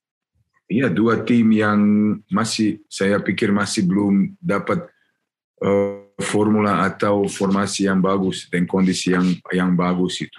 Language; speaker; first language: Indonesian; non-native, learner; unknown